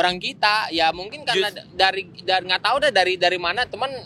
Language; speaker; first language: Indonesian; native; Indonesian